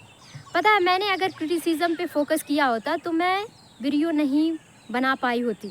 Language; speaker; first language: Hindi; non-native, local second language; Bhojpuri